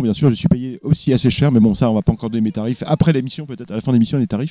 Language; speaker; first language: French; native; French